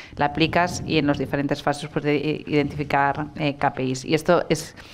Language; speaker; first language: Spanish; non-native, local second language; Catalan